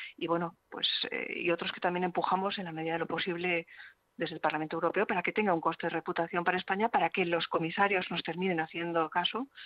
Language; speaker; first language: Spanish; native; Spanish